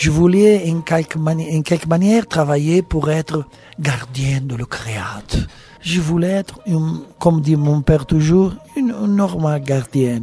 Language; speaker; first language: French; non-native, learner; Italian